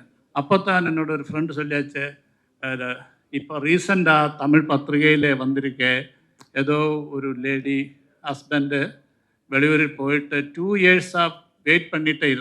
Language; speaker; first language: Tamil; non-native, learner; Malayalam